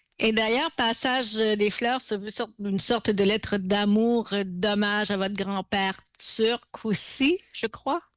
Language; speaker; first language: French; native; French